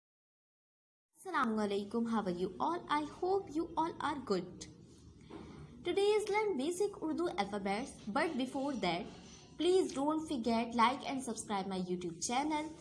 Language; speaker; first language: English; non-native, learner; Urdu